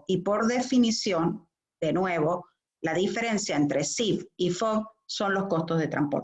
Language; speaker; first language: Spanish; native; Spanish